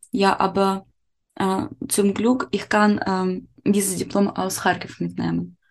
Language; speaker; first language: German; non-native, learner; Ukrainian